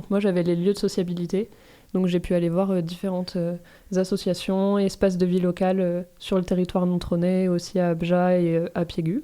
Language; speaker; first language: French; native; French